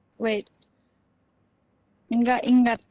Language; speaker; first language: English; non-native, fluent; Turkish